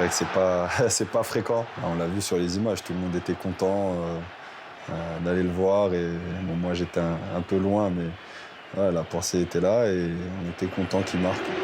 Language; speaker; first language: French; native; French